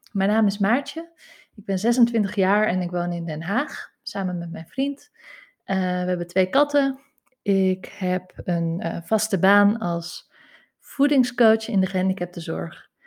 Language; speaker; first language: Dutch; native; Dutch